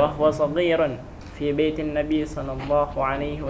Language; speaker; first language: Arabic; non-native, learner; Indonesian